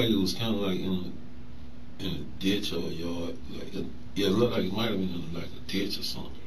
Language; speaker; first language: English; native; English